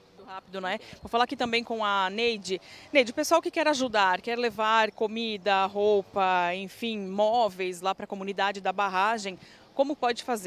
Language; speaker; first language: Portuguese; native; Portuguese